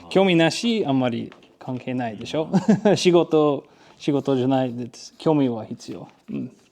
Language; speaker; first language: Japanese; non-native, learner; English